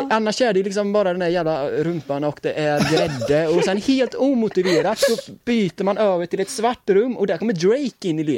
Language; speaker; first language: Swedish; native; Swedish